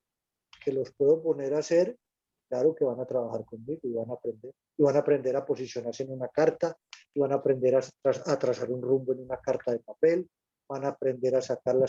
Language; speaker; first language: Spanish; native; Spanish